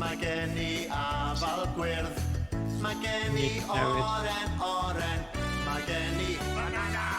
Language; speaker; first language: Welsh; non-native, learner; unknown